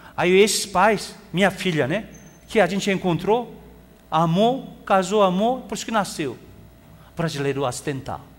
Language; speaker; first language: Portuguese; non-native, fluent; Korean